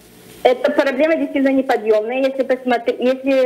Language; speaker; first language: Russian; early bilingual, other home language; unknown